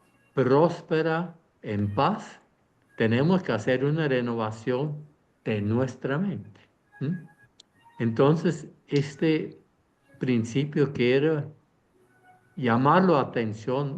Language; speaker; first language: Spanish; non-native, fluent; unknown